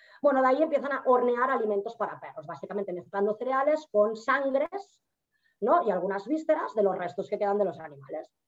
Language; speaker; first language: Spanish; native; Spanish